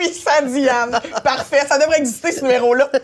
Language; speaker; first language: French; native; French